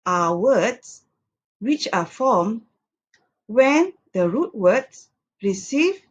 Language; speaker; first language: English; non-native, local second language; Malay